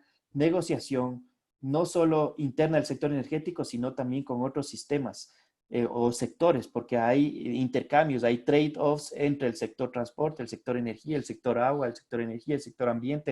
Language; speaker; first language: Spanish; native; Spanish